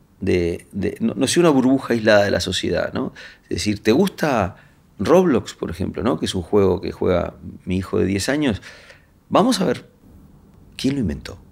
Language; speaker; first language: Spanish; native; Spanish